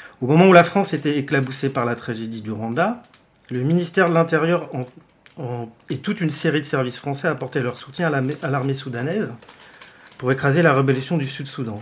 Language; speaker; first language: French; native; French